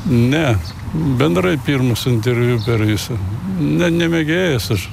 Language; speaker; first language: Lithuanian; non-native, local second language; Russian